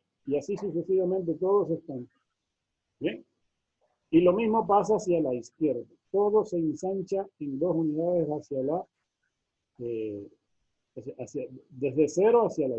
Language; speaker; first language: Spanish; native; Spanish